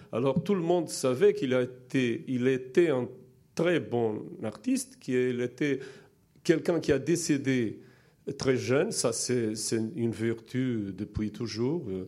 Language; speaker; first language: French; non-native, fluent; Portuguese